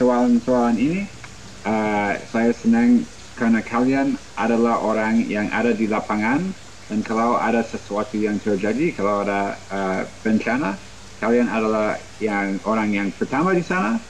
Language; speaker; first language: Indonesian; non-native, fluent; English